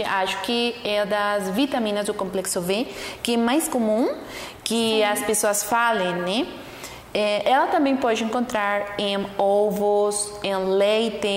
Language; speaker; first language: Portuguese; non-native, learner; Spanish